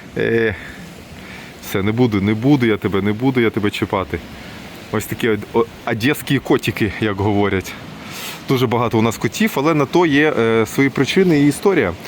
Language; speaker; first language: Ukrainian; non-native, local second language; Russian